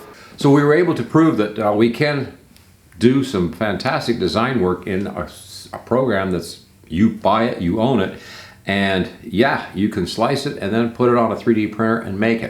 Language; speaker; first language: English; native; English